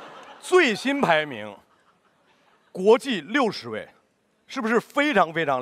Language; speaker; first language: Chinese; native; Chinese